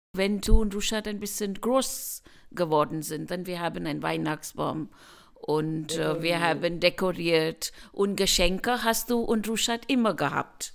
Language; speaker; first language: German; non-native, learner; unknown